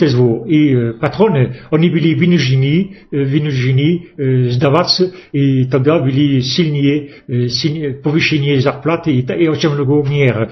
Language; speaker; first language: Russian; non-native, fluent; French